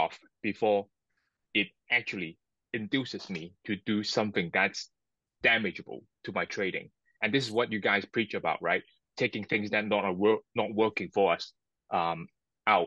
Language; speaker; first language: English; non-native, local second language; Cantonese